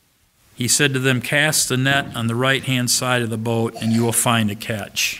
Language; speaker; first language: English; native; English